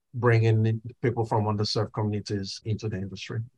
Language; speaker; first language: English; non-native, local second language; Igbo